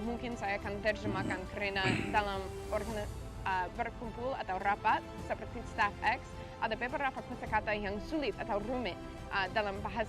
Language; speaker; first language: Indonesian; non-native, learner; English